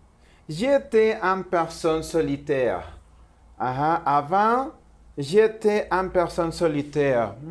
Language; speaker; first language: French; non-native, learner; Spanish